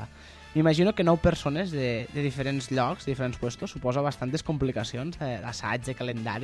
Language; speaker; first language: Catalan; native; Catalan